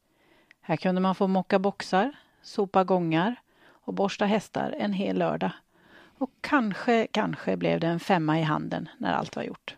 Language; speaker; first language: Swedish; native; Swedish